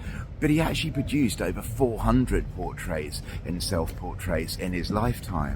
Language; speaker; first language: English; native; English